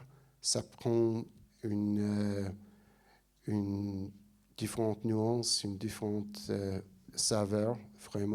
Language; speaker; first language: French; non-native, fluent; English